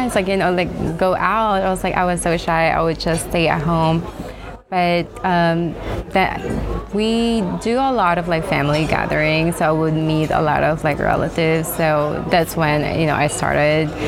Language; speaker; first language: English; non-native, local second language; Filipino